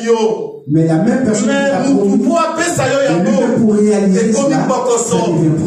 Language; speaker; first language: French; non-native, local second language; Lingala